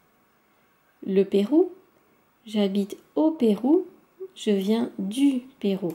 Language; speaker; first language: French; native; French